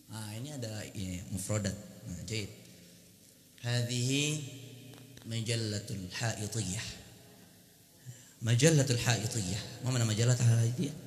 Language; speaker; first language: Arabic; non-native, fluent; Indonesian